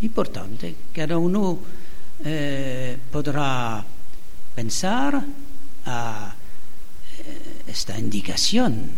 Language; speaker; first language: Spanish; non-native, learner; French